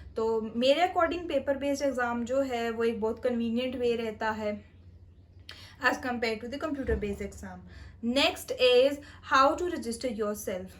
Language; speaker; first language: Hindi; non-native, local second language; Punjabi